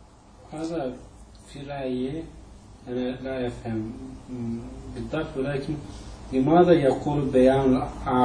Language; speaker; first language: Arabic; non-native, learner; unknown